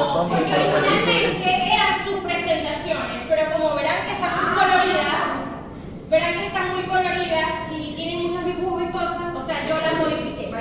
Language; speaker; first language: Spanish; native; Spanish